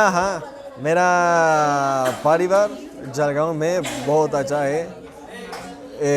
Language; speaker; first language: Hindi; non-native, learner; Spanish